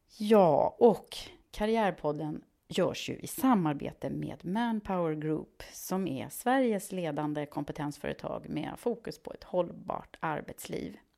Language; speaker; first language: Swedish; native; Swedish